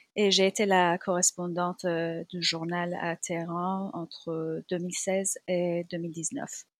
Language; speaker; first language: French; non-native, fluent; Persian